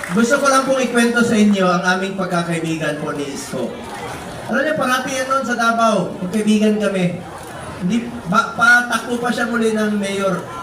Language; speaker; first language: Filipino; non-native, local second language; Cebuano